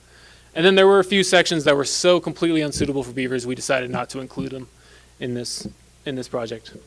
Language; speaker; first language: English; native; English